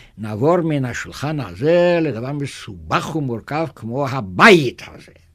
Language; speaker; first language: Hebrew; non-native, fluent; German